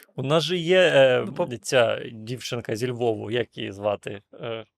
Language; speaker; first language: Ukrainian; native; Ukrainian